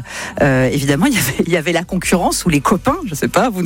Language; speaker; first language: French; native; French